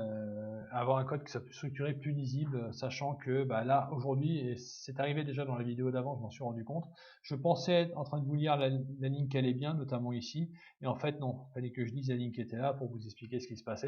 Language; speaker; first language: French; native; French